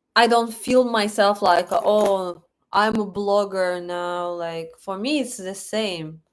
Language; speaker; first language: English; non-native, fluent; Russian